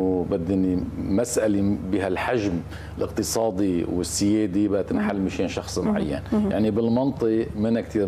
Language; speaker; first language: Arabic; native; Arabic